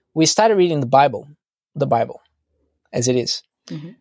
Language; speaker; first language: English; non-native, fluent; Portuguese